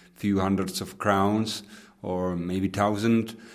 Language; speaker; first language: English; non-native, fluent; Czech